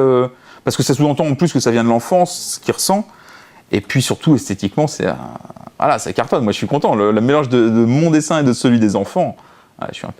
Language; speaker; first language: French; native; French